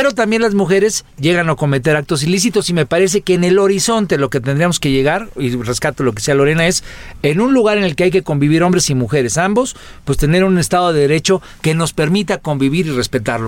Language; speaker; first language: Spanish; native; Spanish